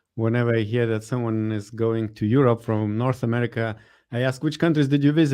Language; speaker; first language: English; non-native, fluent; Lithuanian